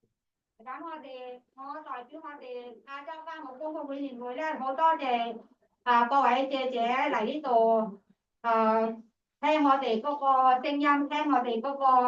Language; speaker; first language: Cantonese; non-native, fluent; Thai